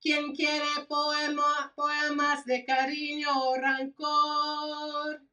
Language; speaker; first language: Spanish; early bilingual, heritage; Spanish